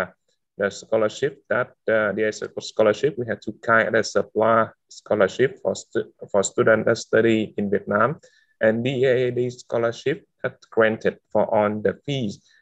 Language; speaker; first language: English; non-native, learner; Vietnamese